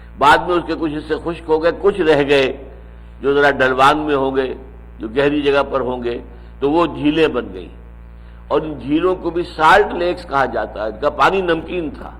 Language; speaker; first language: Urdu; native; Urdu